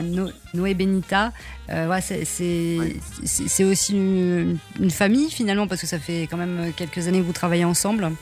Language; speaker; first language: French; native; French